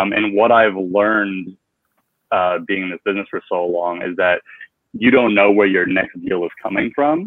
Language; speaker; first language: English; native; English